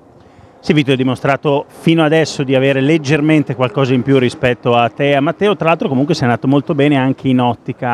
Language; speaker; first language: Italian; native; Italian